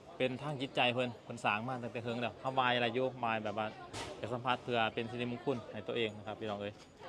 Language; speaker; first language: Thai; native; Thai